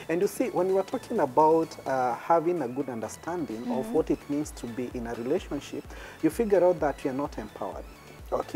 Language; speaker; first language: English; non-native, local second language; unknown